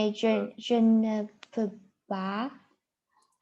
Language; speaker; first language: French; non-native, learner; Chinese